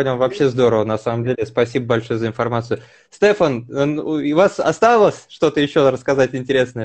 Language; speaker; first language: Russian; native; Russian